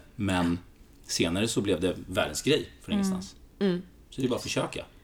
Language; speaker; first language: Swedish; early bilingual, other home language; Greek